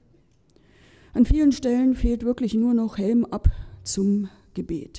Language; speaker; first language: German; native; German